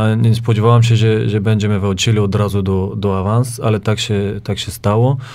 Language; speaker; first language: Polish; non-native, learner; Bulgarian